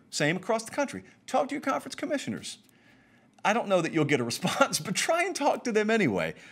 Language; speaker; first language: English; native; English